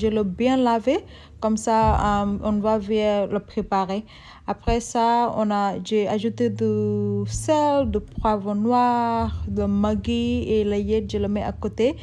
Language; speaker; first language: French; non-native, learner; Soninke